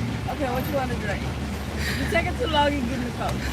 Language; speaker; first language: English; native; English